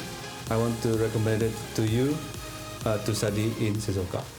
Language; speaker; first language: English; non-native, learner; Indonesian